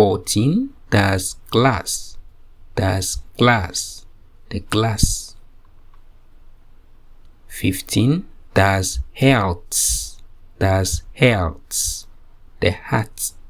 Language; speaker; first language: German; non-native, fluent; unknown